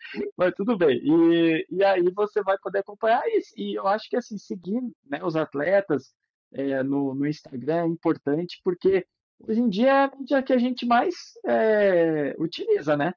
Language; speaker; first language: Portuguese; native; Portuguese